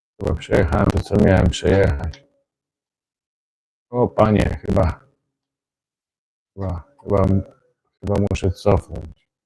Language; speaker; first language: Polish; native; Polish